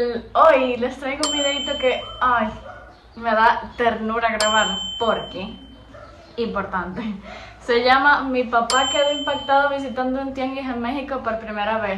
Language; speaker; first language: Spanish; native; Spanish